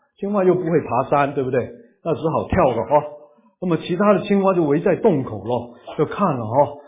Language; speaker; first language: Chinese; non-native, local second language; Cantonese